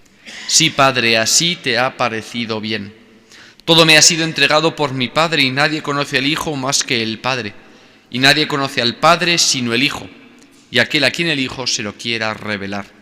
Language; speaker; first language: Spanish; native; Spanish